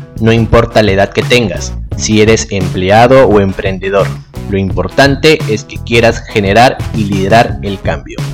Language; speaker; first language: Spanish; native; Spanish